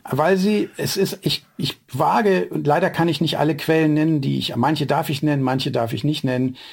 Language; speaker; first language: German; native; German